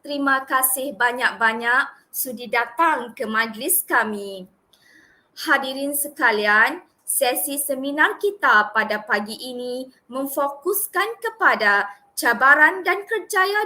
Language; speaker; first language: Malay; native; Malay